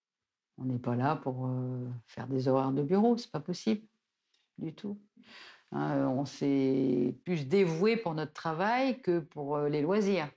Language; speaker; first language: French; native; French